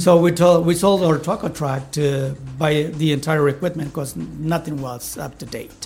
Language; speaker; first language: English; non-native, fluent; Spanish